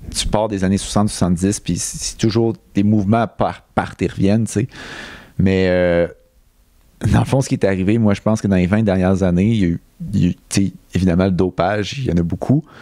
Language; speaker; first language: French; native; French